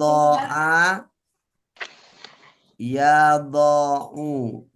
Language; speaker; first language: Arabic; non-native, fluent; Indonesian